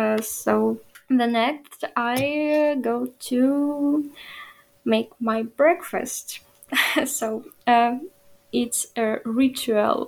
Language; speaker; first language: English; non-native, learner; Ukrainian